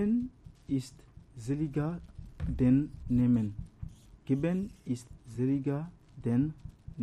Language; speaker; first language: German; non-native, learner; French